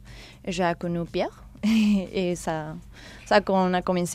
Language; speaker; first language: French; non-native, learner; Spanish